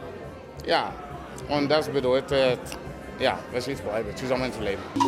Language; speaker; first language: German; non-native, learner; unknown